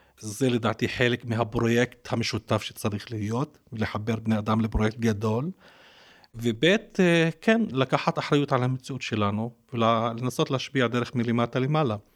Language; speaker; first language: Hebrew; non-native, local second language; Arabic